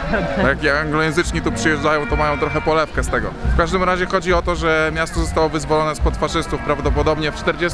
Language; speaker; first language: Polish; native; Polish